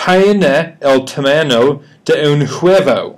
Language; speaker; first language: Spanish; non-native, learner; English